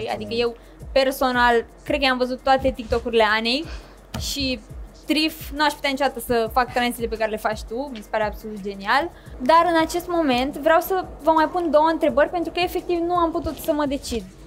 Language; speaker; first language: Romanian; native; Romanian